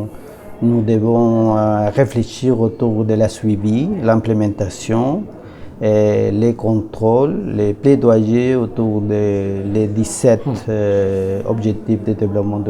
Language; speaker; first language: French; non-native, learner; Spanish